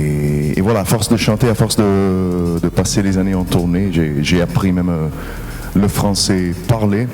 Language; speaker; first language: French; non-native, fluent; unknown